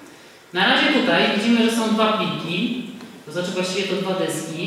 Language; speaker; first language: Polish; native; Polish